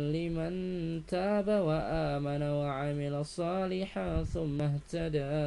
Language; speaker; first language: Arabic; non-native, fluent; Indonesian